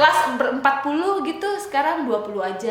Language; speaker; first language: Indonesian; native; Indonesian